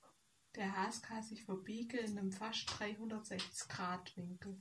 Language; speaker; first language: German; native; German